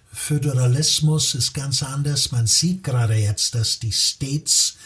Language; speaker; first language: German; non-native, fluent; English